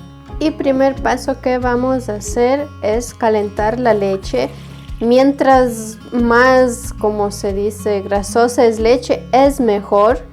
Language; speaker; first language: Spanish; non-native, fluent; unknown